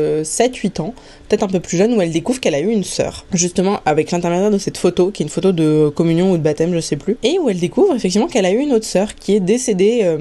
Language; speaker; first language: French; native; French